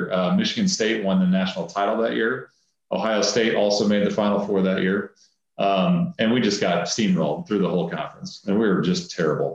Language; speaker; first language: English; native; English